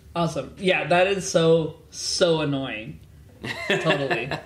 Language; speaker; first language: English; native; English